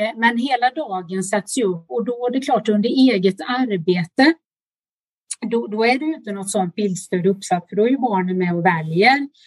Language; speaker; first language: Swedish; native; Swedish